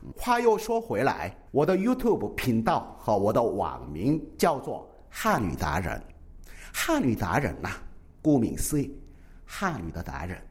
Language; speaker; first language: Chinese; non-native, fluent; Korean